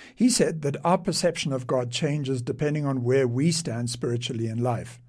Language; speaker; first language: English; native; English